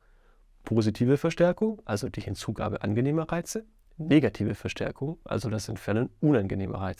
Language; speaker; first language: German; native; German